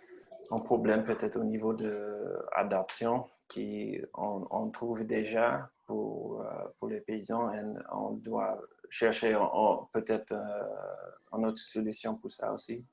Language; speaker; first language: French; non-native, learner; English